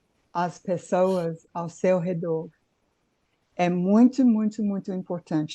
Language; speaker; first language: Portuguese; non-native, fluent; English